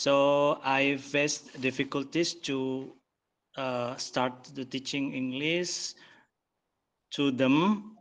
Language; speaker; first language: English; non-native, learner; Indonesian